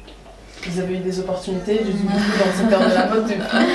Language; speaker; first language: French; native; French